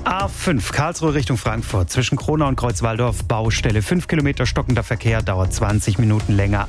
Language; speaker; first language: German; native; German